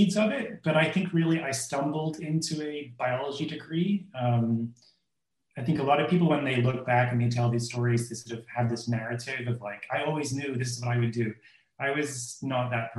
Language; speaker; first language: English; native; English